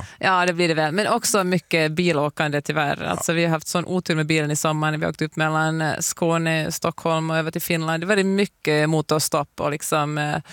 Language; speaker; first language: Swedish; native; Swedish